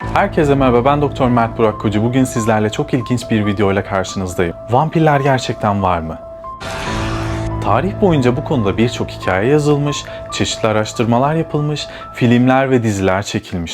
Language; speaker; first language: Turkish; native; Turkish